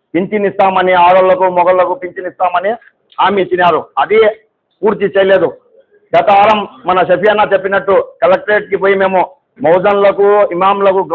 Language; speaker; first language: Telugu; non-native, local second language; Urdu